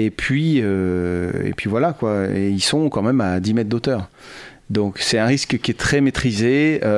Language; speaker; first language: French; native; French